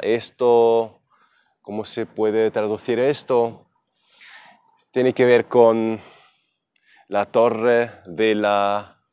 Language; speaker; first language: Spanish; non-native, fluent; German